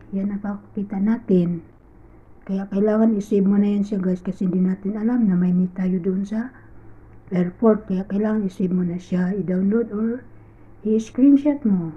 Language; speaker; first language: Filipino; non-native, local second language; Cebuano